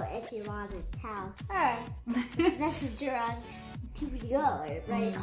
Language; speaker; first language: English; native; English